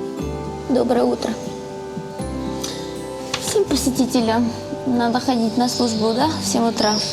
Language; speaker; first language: Russian; native; Russian